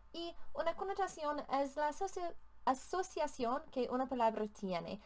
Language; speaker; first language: Spanish; non-native, learner; English